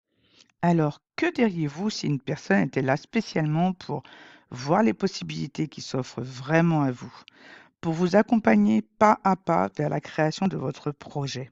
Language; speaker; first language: French; native; French